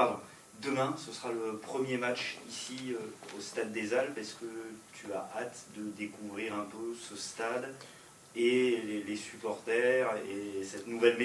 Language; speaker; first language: French; native; French